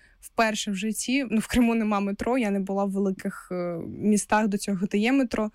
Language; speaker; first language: Ukrainian; non-native, local second language; Russian